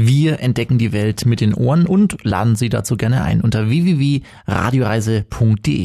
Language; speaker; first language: German; native; German